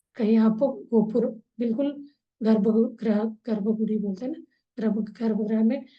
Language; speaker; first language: Hindi; non-native, local second language; Kannada